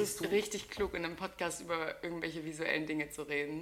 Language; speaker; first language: German; native; German